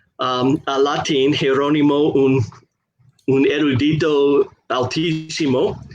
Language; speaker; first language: Spanish; non-native, fluent; English